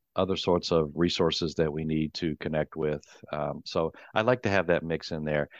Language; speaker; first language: English; native; English